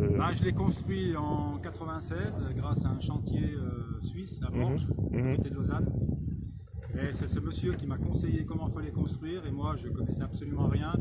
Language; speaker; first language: French; native; French